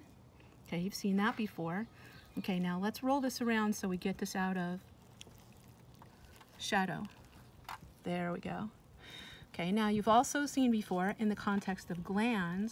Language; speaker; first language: English; native; English